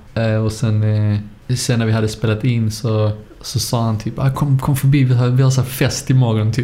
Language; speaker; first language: Swedish; native; Swedish